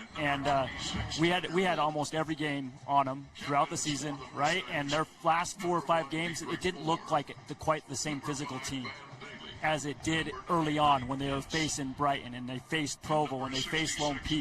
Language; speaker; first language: English; native; English